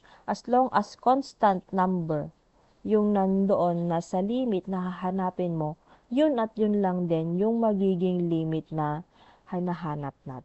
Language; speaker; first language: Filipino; native; Filipino